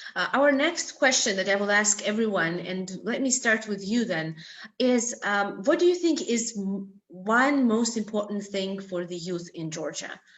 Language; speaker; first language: English; non-native, fluent; Georgian